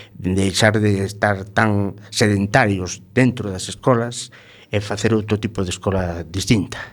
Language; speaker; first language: Galician; non-native, local second language; Spanish